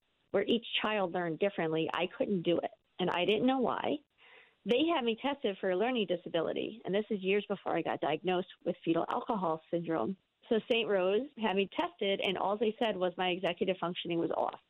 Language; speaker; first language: English; native; English